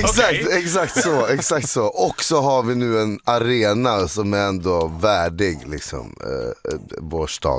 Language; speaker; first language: Swedish; native; Swedish